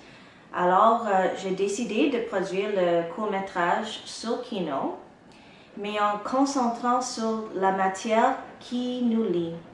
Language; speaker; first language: French; non-native, local second language; English